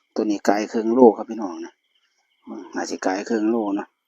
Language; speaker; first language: Thai; native; Thai